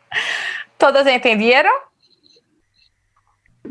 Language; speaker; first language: Spanish; non-native, fluent; Portuguese